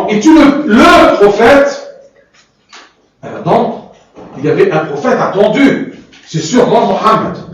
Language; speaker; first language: French; non-native, fluent; Arabic